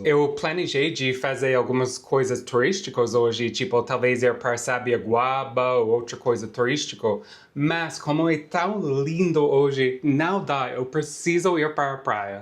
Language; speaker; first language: Portuguese; non-native, fluent; English